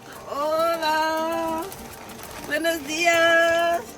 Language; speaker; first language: Spanish; non-native, learner; Filipino